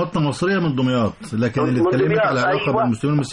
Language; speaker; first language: Arabic; native; Arabic